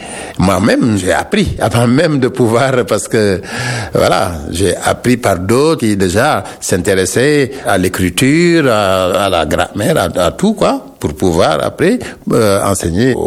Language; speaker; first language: French; non-native, local second language; Wolof